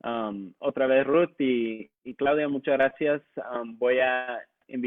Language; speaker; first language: Spanish; non-native, local second language; English